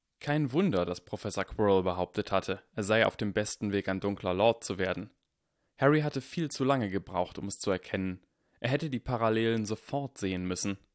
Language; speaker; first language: German; native; German